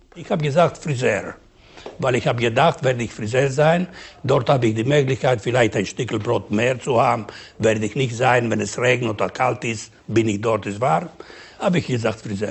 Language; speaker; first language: German; non-native, learner; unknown